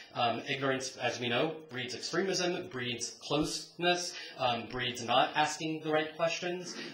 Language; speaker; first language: English; native; English